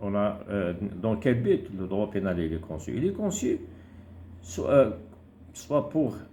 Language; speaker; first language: French; non-native, local second language; Arabic